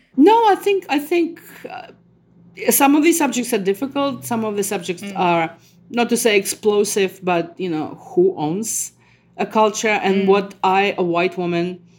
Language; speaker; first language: English; non-native, fluent; Russian